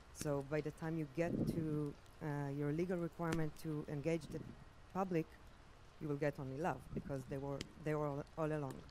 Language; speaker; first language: English; non-native, fluent; Hebrew